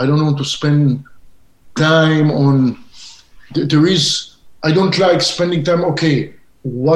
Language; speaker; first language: English; non-native, fluent; Hebrew